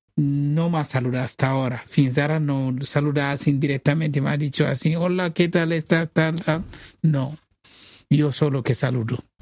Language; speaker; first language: Catalan; non-native, learner; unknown